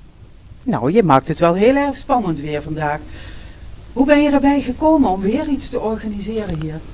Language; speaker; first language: Dutch; native; Dutch